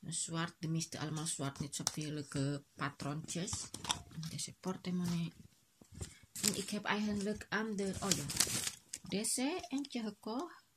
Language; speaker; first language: Dutch; non-native, local second language; Indonesian